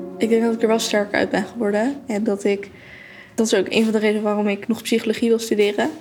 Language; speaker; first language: Dutch; native; Dutch